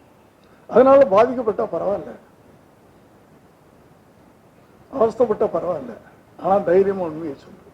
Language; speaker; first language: Tamil; native; Tamil